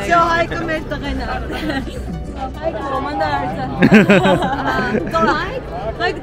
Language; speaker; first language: Chinese; non-native, learner; Armenian